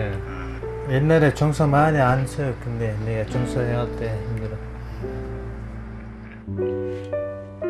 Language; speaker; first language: Korean; non-native, learner; Kyrgyz